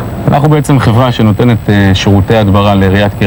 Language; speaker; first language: Hebrew; native; Hebrew